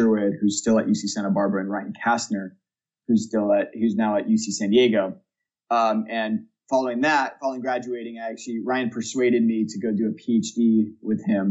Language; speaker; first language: English; native; English